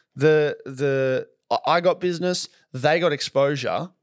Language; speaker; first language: English; native; English